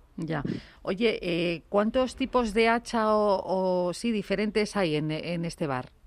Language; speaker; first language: Spanish; native; Spanish